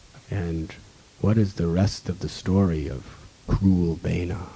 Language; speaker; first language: English; native; English